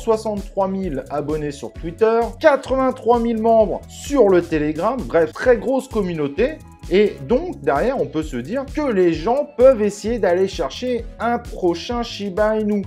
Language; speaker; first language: French; native; French